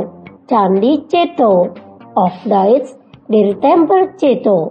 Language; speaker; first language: German; non-native, fluent; Indonesian